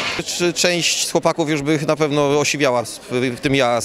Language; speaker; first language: Polish; native; Polish